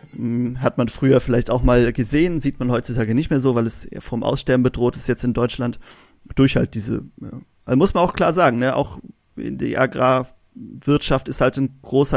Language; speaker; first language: German; native; German